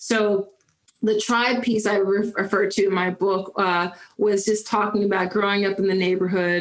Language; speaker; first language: English; native; English